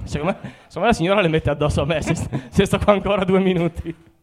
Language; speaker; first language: Italian; native; Italian